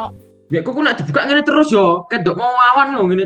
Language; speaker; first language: Indonesian; native; Indonesian